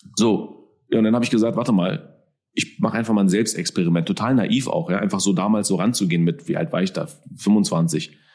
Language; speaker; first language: German; early bilingual, other home language; Persian